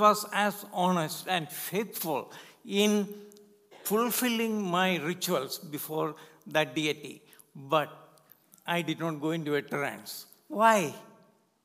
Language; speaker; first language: English; non-native, local second language; Malayalam